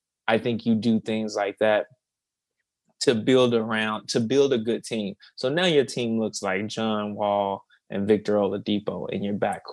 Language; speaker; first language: English; native; English